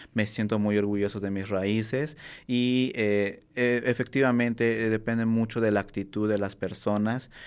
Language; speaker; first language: Spanish; non-native, local second language; Nahuatl languages